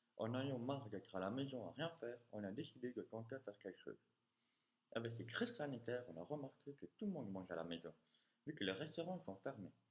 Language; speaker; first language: French; non-native, fluent; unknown